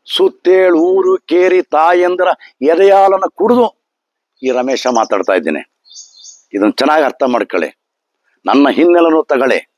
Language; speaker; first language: Kannada; native; Kannada